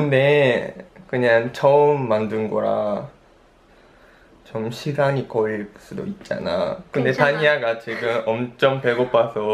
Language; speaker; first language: Korean; non-native, learner; Japanese